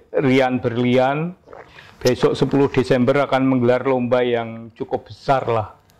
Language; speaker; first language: Indonesian; non-native, local second language; Javanese